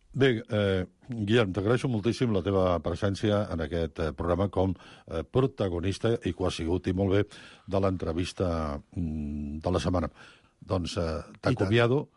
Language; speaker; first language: Catalan; native; Catalan